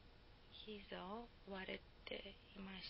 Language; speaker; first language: Japanese; non-native, learner; Serbian